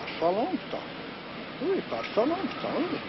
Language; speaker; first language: French; non-native, learner; Hungarian